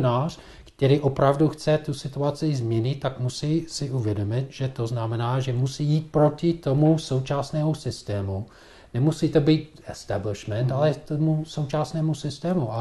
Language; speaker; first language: Czech; non-native, fluent; English